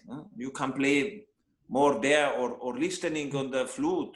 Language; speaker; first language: English; non-native, learner; Hungarian